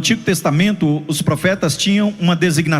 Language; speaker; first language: Portuguese; native; Portuguese